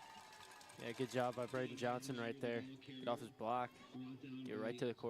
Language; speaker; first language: English; native; English